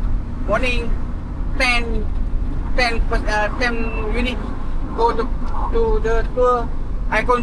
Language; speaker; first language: English; non-native, learner; Malay